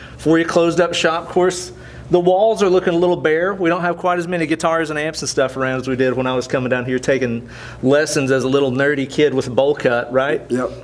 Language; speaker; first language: English; native; English